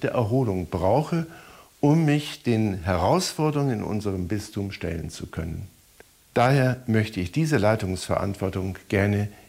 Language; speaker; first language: German; native; German